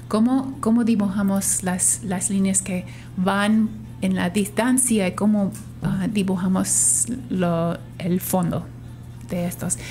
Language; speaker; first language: Spanish; non-native, fluent; English